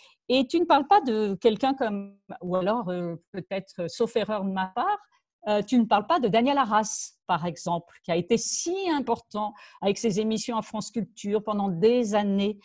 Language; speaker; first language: French; native; French